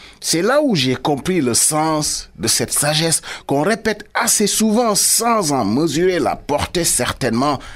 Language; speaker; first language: French; non-native, local second language; Wolof